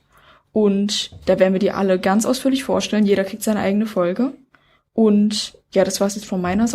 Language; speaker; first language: German; native; German